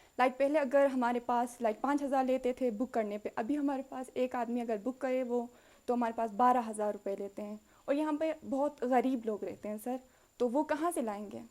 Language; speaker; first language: Urdu; non-native, local second language; Khowar